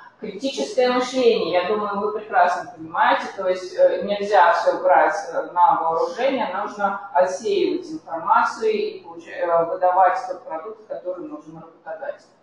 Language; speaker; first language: Russian; native; Russian